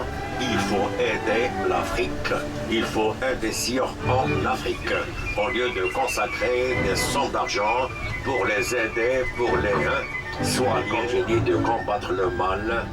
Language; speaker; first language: French; non-native, local second language; Arabic